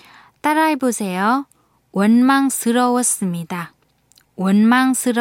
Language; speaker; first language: Korean; non-native, fluent; Vietnamese